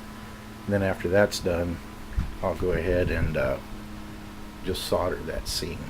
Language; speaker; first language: English; native; English